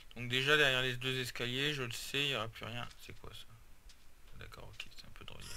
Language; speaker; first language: French; native; French